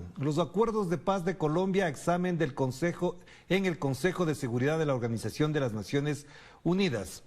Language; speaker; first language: Spanish; native; Spanish